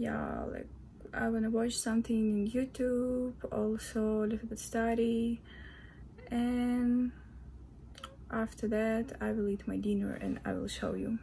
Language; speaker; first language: English; non-native, fluent; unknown